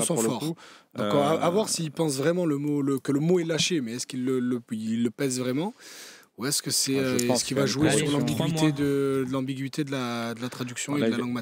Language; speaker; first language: French; native; French